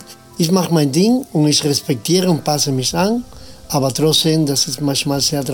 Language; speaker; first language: German; non-native, fluent; Spanish